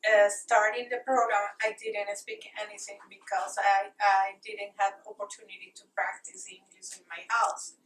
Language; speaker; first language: English; non-native, learner; Spanish